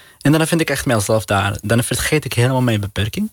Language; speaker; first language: Dutch; non-native, learner; Arabic